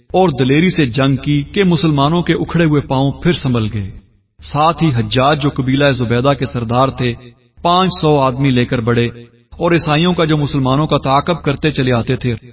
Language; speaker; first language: Urdu; native; Urdu